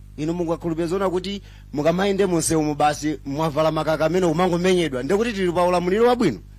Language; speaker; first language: Nyanja; non-native, local second language; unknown